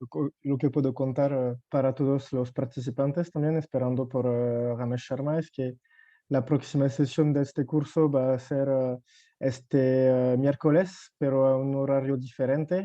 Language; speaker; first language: Spanish; non-native, fluent; French